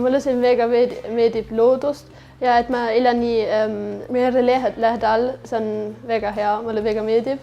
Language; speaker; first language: Estonian; non-native, learner; German